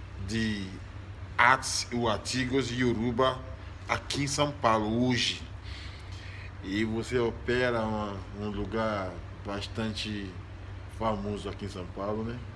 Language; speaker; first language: Portuguese; non-native, fluent; Yoruba